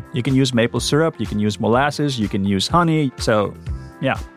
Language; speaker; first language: English; non-native, local second language; Gujarati